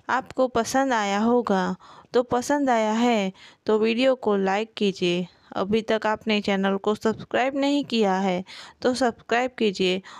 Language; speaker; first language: Hindi; non-native, local second language; Gujarati